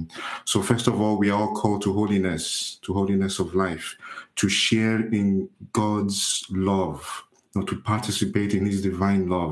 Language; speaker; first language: English; non-native, local second language; Igbo